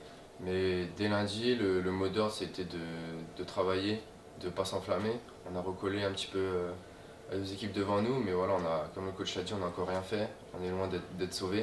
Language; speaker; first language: French; native; French